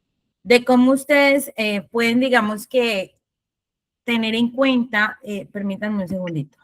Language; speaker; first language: Spanish; native; Spanish